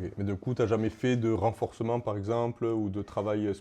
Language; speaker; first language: French; native; French